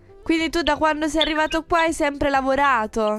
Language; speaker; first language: Italian; native; Italian